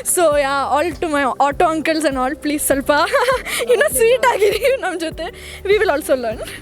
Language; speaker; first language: Kannada; non-native, learner; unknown